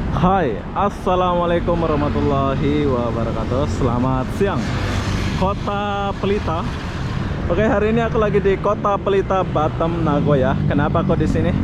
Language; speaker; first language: Indonesian; native; Indonesian